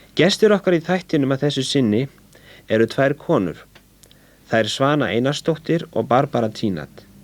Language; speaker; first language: Icelandic; native; Icelandic